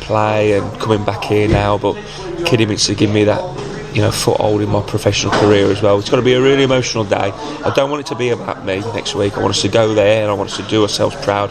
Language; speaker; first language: English; native; English